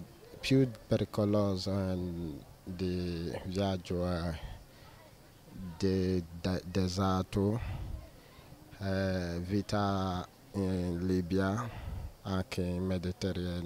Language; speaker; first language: Italian; non-native, learner; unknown